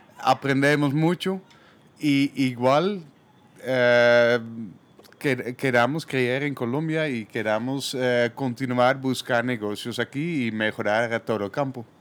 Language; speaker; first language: Spanish; non-native, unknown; Dutch